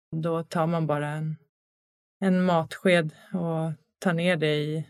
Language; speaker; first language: Swedish; native; Swedish